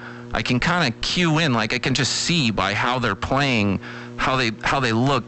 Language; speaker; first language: English; native; English